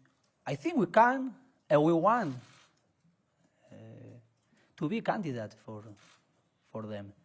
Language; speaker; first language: English; non-native, learner; Spanish